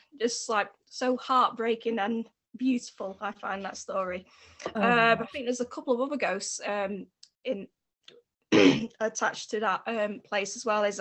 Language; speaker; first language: English; native; English